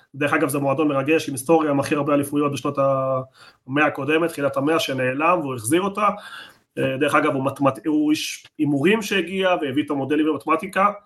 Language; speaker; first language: Hebrew; native; Hebrew